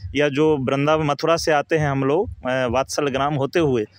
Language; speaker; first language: Hindi; native; Hindi